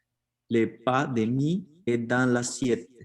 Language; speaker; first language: French; non-native, learner; Spanish